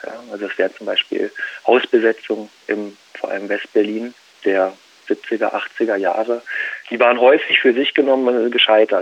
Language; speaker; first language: German; native; German